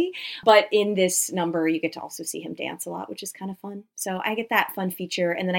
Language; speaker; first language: English; native; English